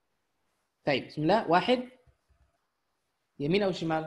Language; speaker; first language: Arabic; non-native, fluent; Indonesian